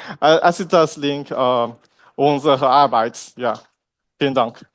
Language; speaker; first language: German; non-native, learner; Chinese